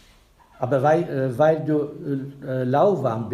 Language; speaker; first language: German; non-native, fluent; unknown